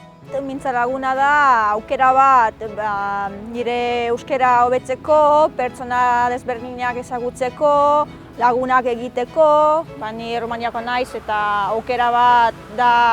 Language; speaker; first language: Basque; non-native, learner; Romanian